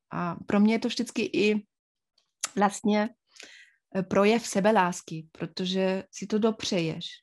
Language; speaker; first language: Czech; non-native, fluent; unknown